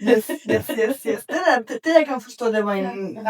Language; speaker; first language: Danish; non-native, learner; Spanish